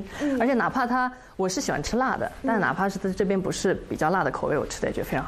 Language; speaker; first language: Chinese; native; Chinese